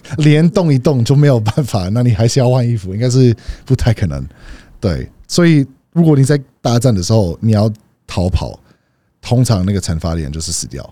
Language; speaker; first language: Chinese; early bilingual, heritage; Chinese